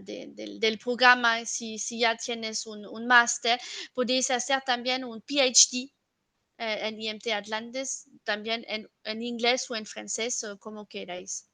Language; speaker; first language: Spanish; non-native, fluent; French